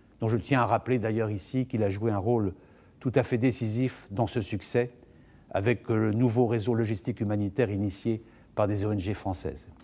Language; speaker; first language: French; native; French